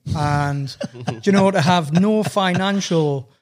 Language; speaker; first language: English; native; English